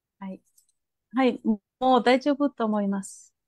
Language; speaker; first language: Japanese; non-native, learner; Spanish